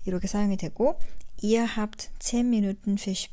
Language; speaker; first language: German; non-native, fluent; Korean